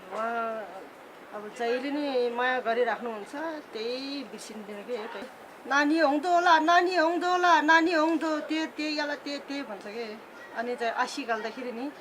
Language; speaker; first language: Nepali; non-native, local second language; Tibetan